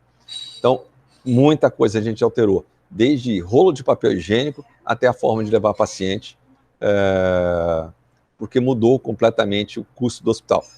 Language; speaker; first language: Portuguese; native; Portuguese